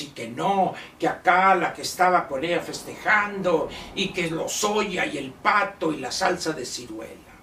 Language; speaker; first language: Spanish; native; Spanish